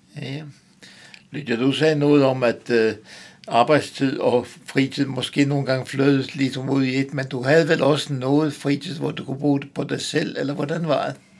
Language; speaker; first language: Danish; native; Danish